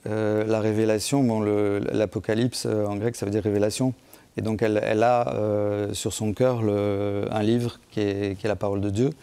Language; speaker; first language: French; native; French